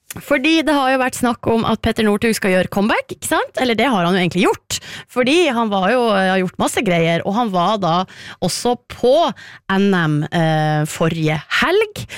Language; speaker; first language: Norwegian; native; Norwegian